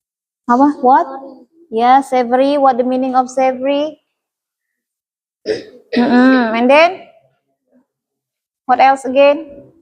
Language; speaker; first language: English; non-native, learner; Indonesian